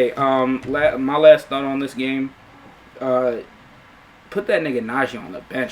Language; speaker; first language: English; native; English